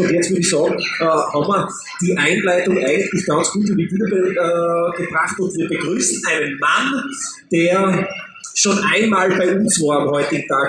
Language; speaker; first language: German; native; German